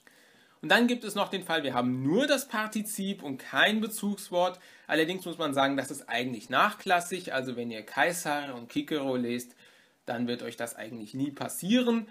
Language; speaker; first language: German; native; German